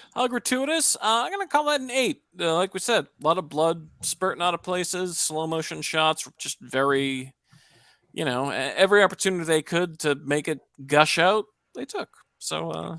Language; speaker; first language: English; native; English